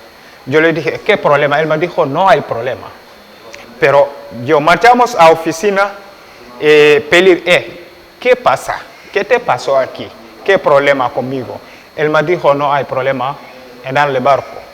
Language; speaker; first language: Spanish; non-native, learner; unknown